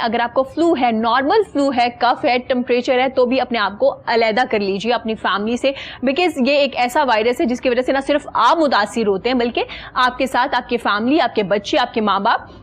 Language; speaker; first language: Urdu; native; Urdu